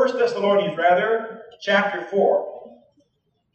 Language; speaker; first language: English; early bilingual, other home language; Spanish